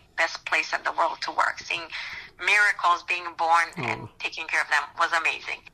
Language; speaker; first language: English; non-native, fluent; Romanian